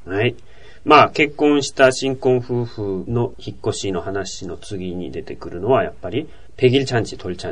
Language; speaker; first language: Japanese; native; Japanese